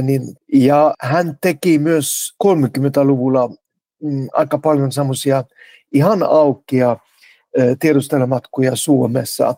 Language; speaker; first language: Finnish; non-native, fluent; Norwegian